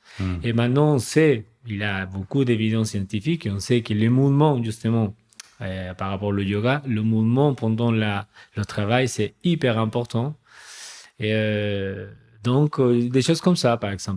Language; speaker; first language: French; non-native, fluent; Spanish